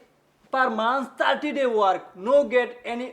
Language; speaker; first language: English; non-native, learner; Bangla